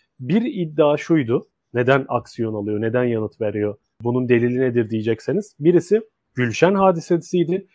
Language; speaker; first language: Turkish; native; Turkish